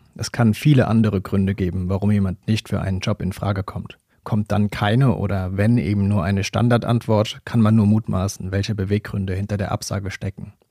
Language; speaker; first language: German; native; German